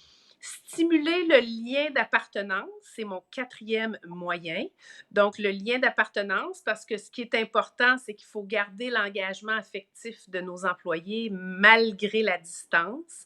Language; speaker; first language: French; native; French